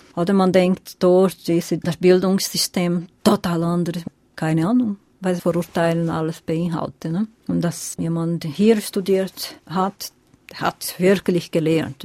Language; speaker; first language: German; non-native, fluent; Portuguese